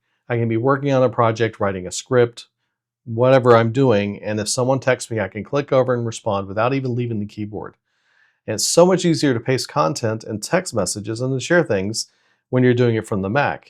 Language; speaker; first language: English; native; English